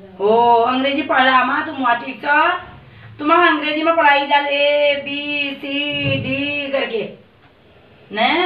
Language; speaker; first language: Hindi; native; Hindi